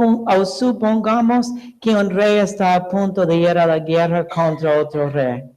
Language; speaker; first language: Spanish; non-native, fluent; English